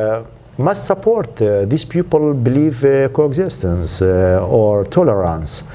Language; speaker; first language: English; non-native, learner; Central Kurdish